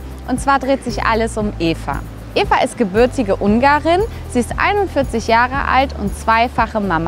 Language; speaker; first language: German; native; German